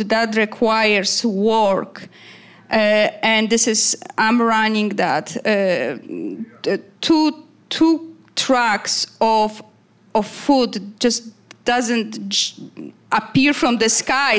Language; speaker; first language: English; non-native, fluent; Polish